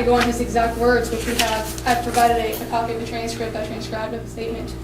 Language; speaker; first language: English; native; English